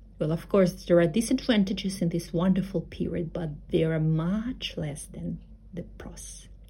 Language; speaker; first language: English; non-native, fluent; Russian